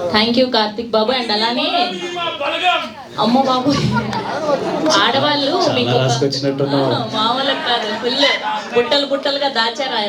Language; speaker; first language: Telugu; native; Telugu